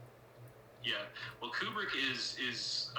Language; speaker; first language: English; native; English